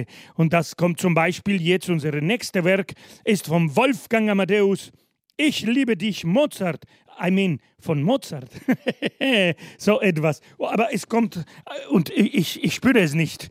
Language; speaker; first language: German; non-native, fluent; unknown